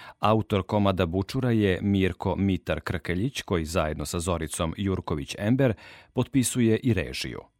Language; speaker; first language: Serbian; native; Serbian